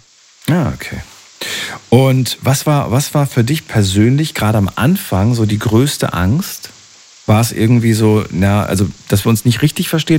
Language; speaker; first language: German; native; German